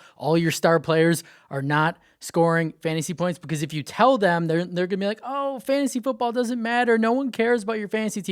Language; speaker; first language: English; native; English